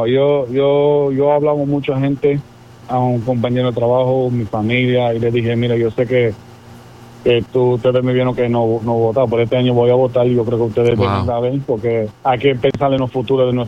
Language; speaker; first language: Spanish; native; Spanish